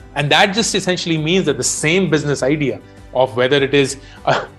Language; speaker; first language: English; non-native, local second language; Hindi